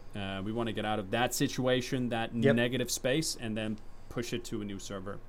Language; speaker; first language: English; non-native, fluent; Dutch